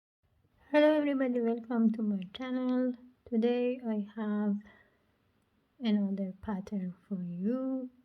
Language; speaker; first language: English; non-native, learner; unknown